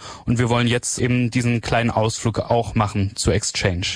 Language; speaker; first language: German; native; German